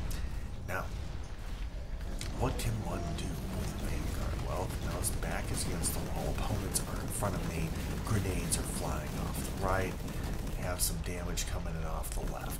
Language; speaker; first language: English; native; English